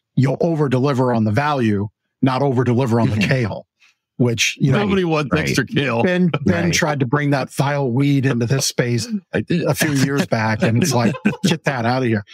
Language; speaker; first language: English; native; English